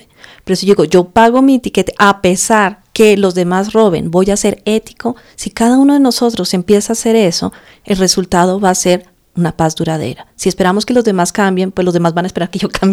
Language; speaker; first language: Spanish; native; Spanish